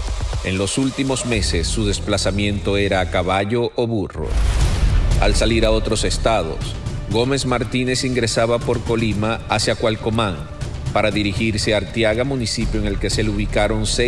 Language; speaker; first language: Spanish; native; Spanish